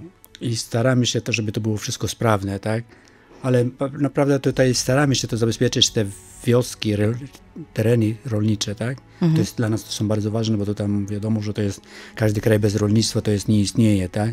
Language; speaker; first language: Polish; non-native, fluent; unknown